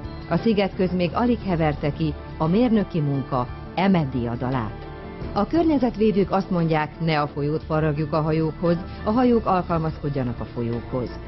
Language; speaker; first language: Hungarian; native; Hungarian